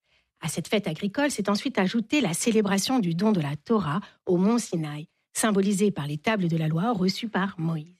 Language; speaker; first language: French; native; French